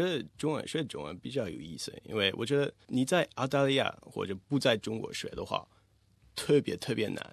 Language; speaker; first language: Chinese; non-native, fluent; English